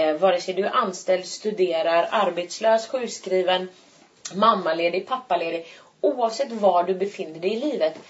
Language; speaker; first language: Swedish; early bilingual, other home language; Turkish